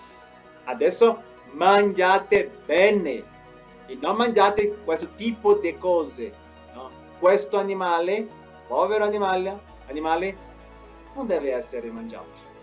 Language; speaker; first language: Italian; non-native, fluent; Spanish